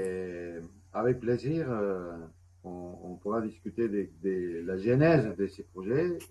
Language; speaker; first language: French; non-native, fluent; Spanish